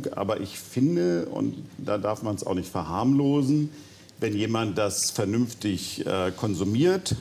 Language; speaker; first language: German; native; German